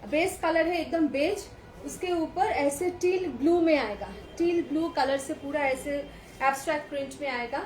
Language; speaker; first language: Hindi; non-native, local second language; Bangla